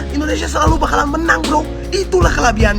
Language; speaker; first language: Indonesian; non-native, learner; Russian